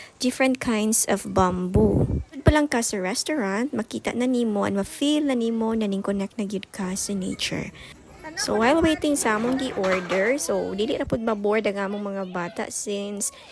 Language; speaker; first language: Cebuano; native; Cebuano